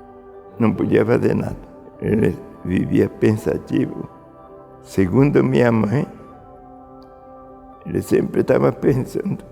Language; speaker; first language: Portuguese; early bilingual, other home language; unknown